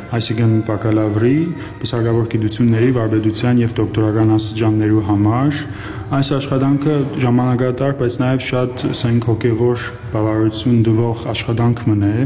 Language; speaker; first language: Armenian; early bilingual, heritage; Armenian